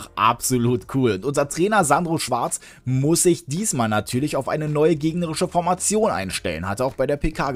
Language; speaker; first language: German; native; German